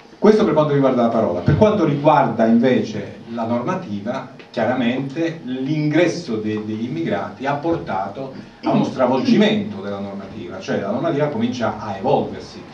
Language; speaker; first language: Italian; native; Italian